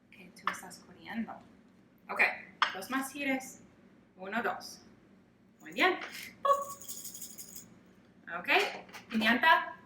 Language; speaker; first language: Spanish; non-native, learner; English